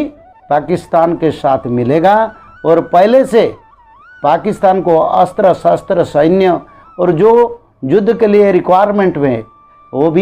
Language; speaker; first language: Hindi; non-native, local second language; Odia